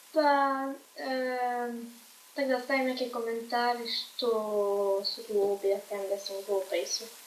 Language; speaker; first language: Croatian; early bilingual, heritage; Croatian